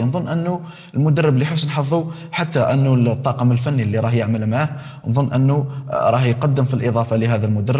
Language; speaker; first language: Arabic; native; Arabic